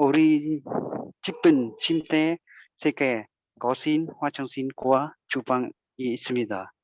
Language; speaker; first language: Korean; non-native, learner; Vietnamese